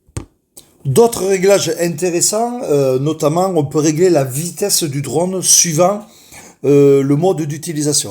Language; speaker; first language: French; native; French